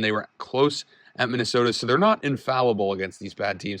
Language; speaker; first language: English; native; English